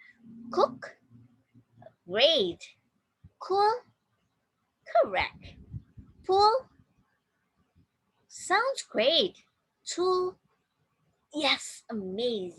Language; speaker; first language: English; non-native, fluent; Indonesian